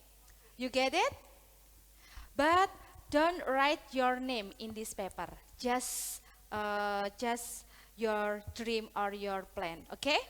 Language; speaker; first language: English; non-native, learner; Indonesian